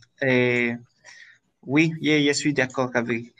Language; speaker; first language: French; non-native, learner; Spanish